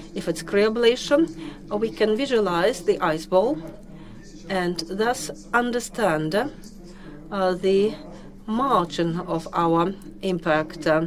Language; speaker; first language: English; non-native, fluent; Russian